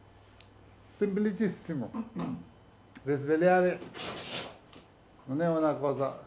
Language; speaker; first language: Italian; non-native, learner; Tibetan